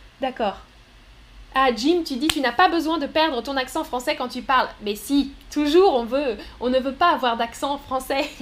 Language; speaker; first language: French; native; French